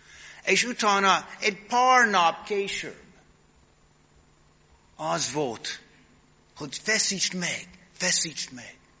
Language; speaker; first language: Hungarian; non-native, fluent; English